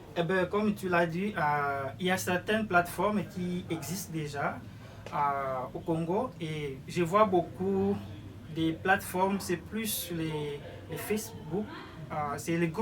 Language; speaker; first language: French; non-native, local second language; Lingala